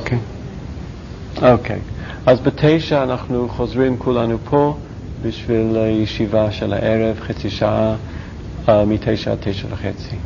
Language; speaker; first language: Hebrew; non-native, learner; English